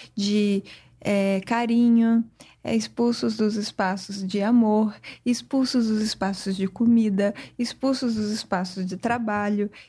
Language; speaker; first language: Portuguese; native; Portuguese